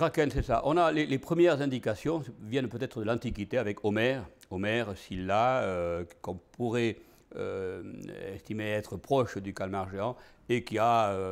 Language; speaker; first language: French; native; French